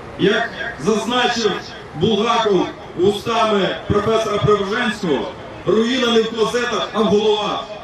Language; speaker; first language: Ukrainian; native; Ukrainian